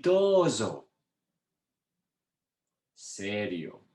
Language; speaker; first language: Italian; non-native, fluent; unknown